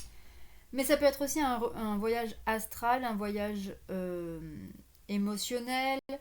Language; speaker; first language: French; native; French